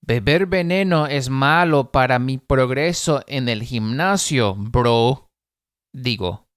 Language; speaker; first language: Spanish; non-native, fluent; English